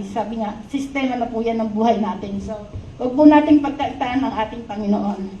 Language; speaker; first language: Filipino; native; Filipino